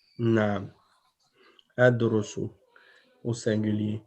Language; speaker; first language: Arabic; non-native, fluent; French